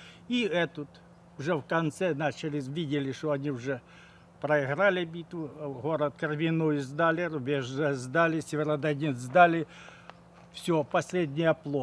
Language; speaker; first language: Russian; native; Russian